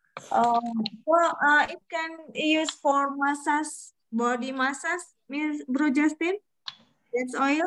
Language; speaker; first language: English; non-native, learner; Indonesian